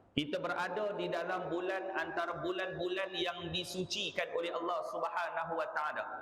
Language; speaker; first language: Malay; native; Malay